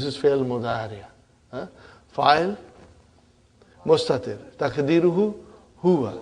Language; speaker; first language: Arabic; non-native, fluent; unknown